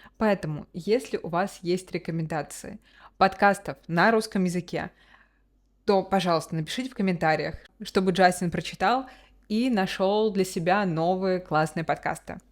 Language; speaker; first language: Russian; native; Russian